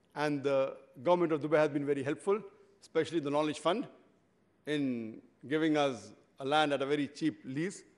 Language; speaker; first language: English; non-native, local second language; Urdu